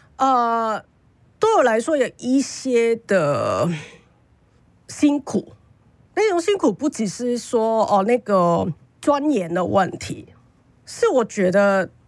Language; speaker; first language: Chinese; non-native, fluent; Cantonese